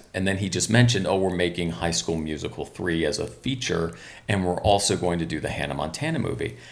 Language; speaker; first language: English; native; English